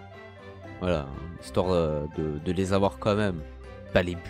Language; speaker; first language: French; native; French